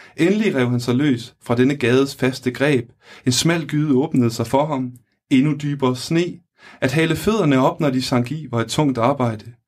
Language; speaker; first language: Danish; native; Danish